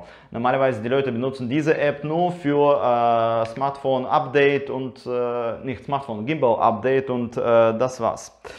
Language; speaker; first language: German; non-native, learner; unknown